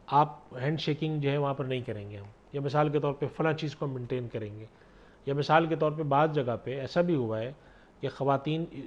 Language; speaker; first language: Urdu; native; Urdu